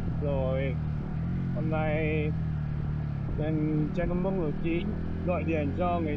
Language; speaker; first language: Vietnamese; non-native, fluent; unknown